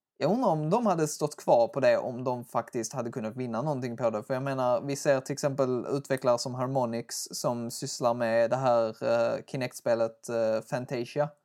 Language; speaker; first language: Swedish; native; Swedish